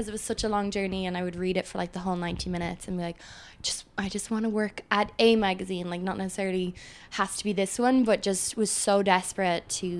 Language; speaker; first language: English; native; English